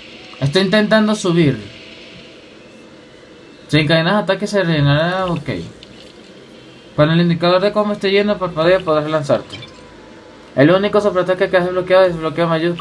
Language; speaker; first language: Spanish; native; Spanish